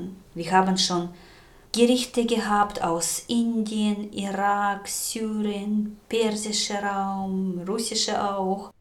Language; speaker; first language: German; non-native, fluent; Russian